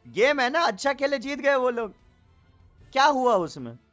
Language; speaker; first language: Hindi; native; Hindi